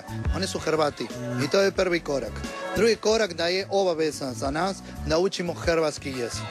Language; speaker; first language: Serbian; non-native, learner; Spanish